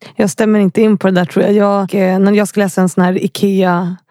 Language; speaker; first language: Swedish; native; Swedish